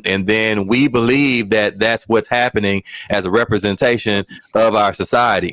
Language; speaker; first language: English; native; English